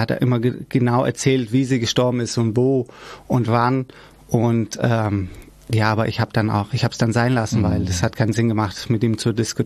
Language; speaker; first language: German; early bilingual, other home language; Persian